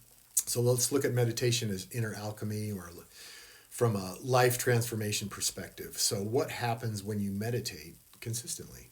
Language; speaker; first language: English; native; English